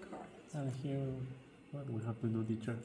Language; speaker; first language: English; non-native, learner; Spanish